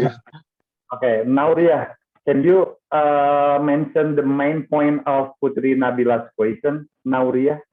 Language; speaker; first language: English; non-native, fluent; Indonesian